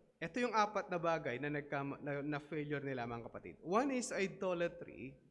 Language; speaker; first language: Filipino; non-native, local second language; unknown